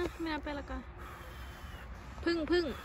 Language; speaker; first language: Finnish; non-native, learner; Thai